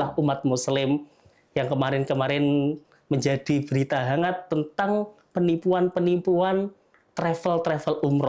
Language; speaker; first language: Indonesian; native; Indonesian